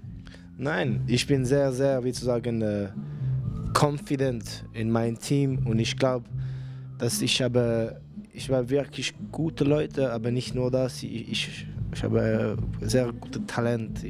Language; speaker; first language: German; non-native, fluent; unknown